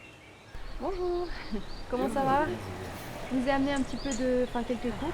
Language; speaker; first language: French; native; French